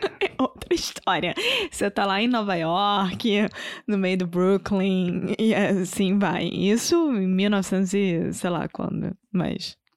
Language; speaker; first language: Portuguese; native; Portuguese